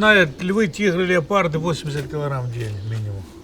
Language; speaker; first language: Russian; native; Russian